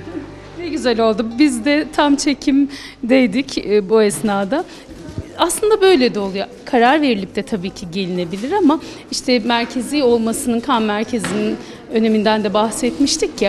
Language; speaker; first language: Turkish; native; Turkish